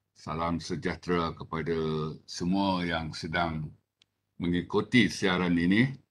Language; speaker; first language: Malay; non-native, local second language; Chinese